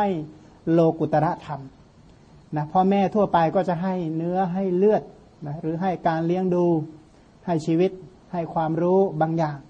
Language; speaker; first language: Thai; non-native, local second language; Khmer